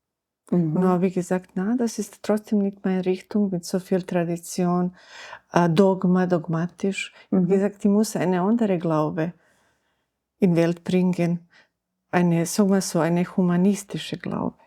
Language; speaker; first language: German; non-native, learner; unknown